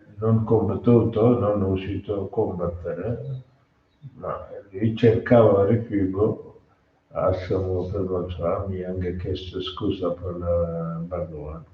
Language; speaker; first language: Italian; non-native, learner; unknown